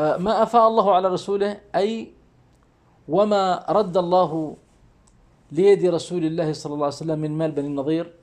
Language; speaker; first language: Arabic; native; Arabic